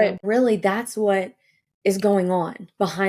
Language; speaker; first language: English; native; English